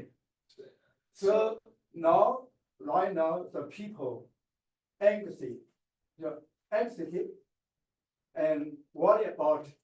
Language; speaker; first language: English; non-native, learner; Chinese